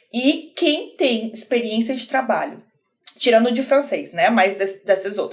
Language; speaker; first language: Portuguese; native; Portuguese